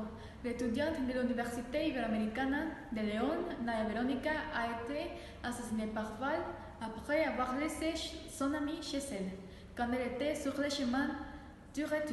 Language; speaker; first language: French; non-native, fluent; Spanish